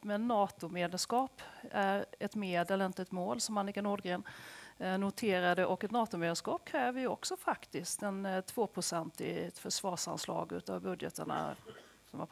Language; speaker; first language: Swedish; native; Swedish